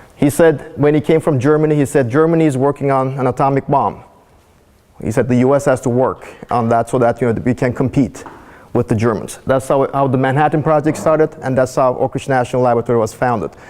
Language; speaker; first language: English; non-native, fluent; Turkish